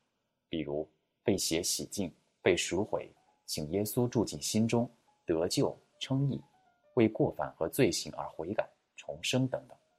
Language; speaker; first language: Chinese; native; Chinese